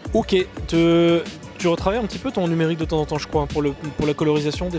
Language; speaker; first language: French; native; French